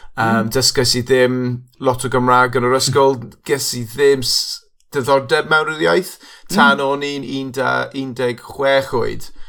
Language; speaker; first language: Welsh; non-native, local second language; English